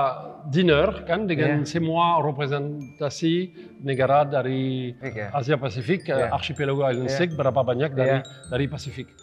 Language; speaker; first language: Indonesian; non-native, fluent; French